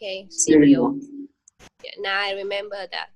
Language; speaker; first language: English; non-native, learner; Vietnamese